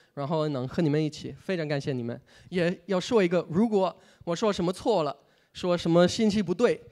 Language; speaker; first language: Chinese; non-native, fluent; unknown